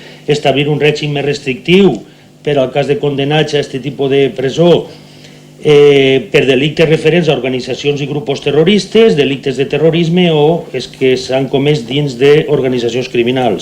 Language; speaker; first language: Catalan; native; Catalan